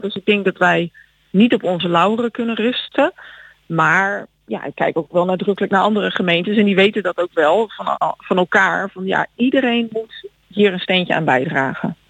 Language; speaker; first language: Dutch; native; Dutch